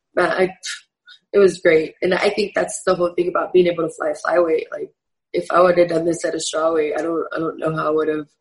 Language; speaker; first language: English; native; English